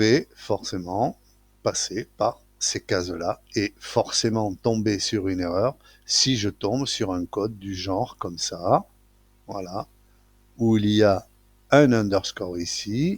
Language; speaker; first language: French; native; French